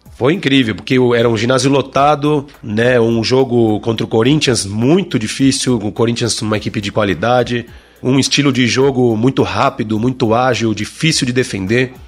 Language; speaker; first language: Portuguese; non-native, fluent; Spanish